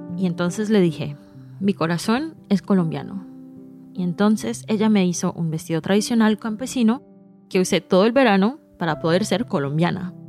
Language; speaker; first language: Spanish; early bilingual, heritage; Spanish